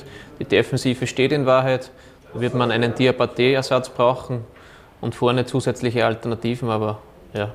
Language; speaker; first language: German; native; German